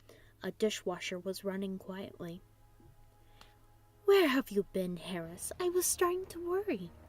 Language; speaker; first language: English; native; English